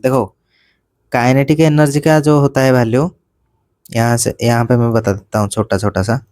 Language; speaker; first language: Hindi; native; Hindi